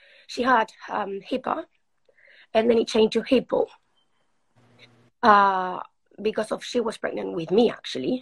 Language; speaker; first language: English; non-native, fluent; Spanish